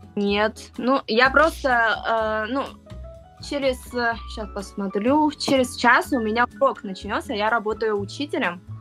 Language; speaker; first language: Russian; non-native, fluent; Chinese